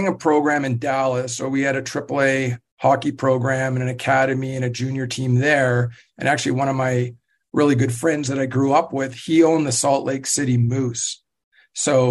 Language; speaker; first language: English; native; English